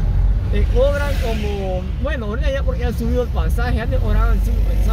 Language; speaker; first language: Spanish; native; Spanish